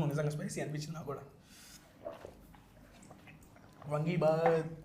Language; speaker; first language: Telugu; native; Telugu